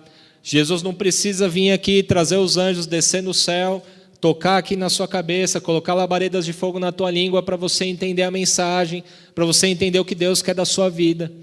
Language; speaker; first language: Portuguese; native; Portuguese